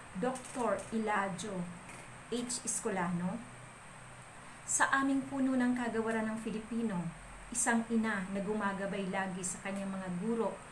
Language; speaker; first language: Filipino; non-native, local second language; Bikol